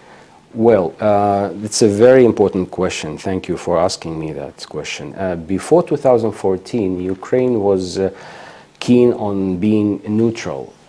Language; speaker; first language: English; non-native, fluent; Ukrainian